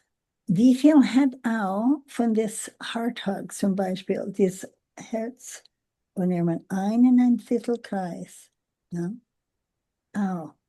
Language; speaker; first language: German; non-native, learner; English